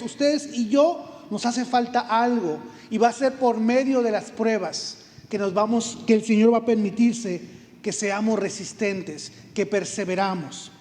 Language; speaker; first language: Spanish; native; Spanish